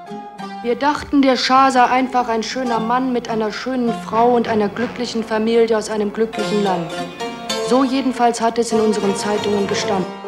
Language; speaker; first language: German; native; German